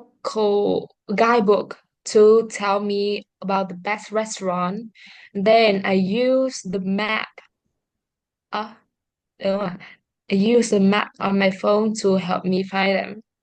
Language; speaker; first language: English; non-native, learner; Vietnamese